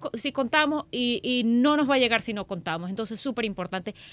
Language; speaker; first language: Spanish; native; Spanish